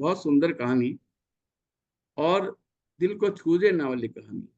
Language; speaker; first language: Hindi; native; Hindi